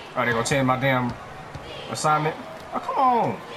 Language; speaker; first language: English; native; English